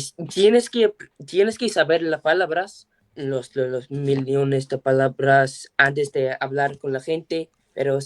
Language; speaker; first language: Spanish; non-native, learner; English